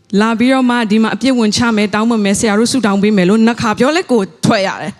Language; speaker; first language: Burmese; non-native, local second language; Tedim Chin